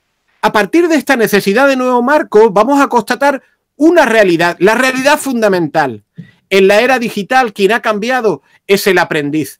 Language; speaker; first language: Spanish; native; Spanish